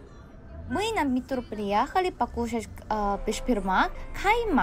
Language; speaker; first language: Russian; non-native, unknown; Korean